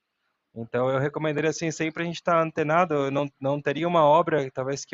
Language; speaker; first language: Portuguese; native; Portuguese